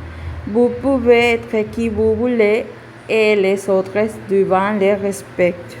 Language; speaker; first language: French; non-native, learner; Spanish